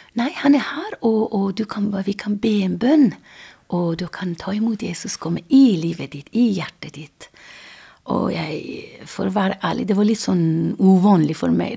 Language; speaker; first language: Norwegian; non-native, fluent; Persian